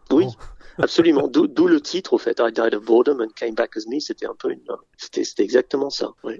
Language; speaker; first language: French; early bilingual, other home language; English